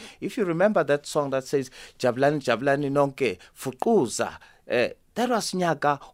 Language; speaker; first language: English; non-native, local second language; Zulu